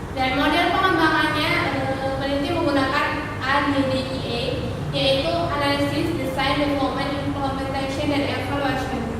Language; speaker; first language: Indonesian; native; Indonesian